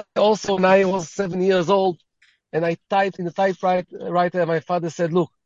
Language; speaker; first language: English; early bilingual, heritage; Hebrew